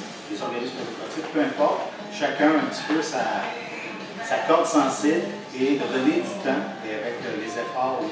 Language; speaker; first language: French; native; French